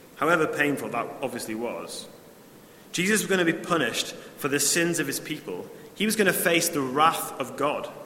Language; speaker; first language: English; native; English